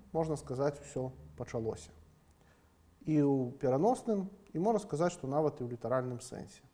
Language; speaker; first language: Belarusian; non-native, local second language; Russian